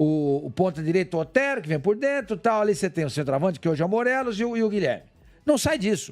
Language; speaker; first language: Portuguese; native; Portuguese